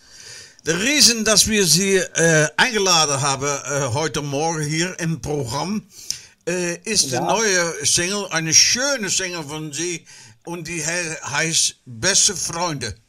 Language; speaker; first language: German; non-native, learner; Dutch